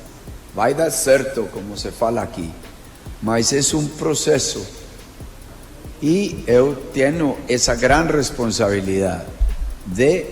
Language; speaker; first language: Portuguese; non-native, fluent; Spanish